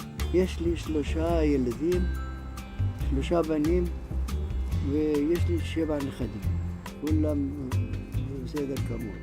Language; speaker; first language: Hebrew; non-native, fluent; Arabic